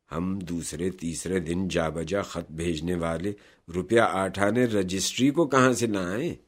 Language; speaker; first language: Urdu; native; Urdu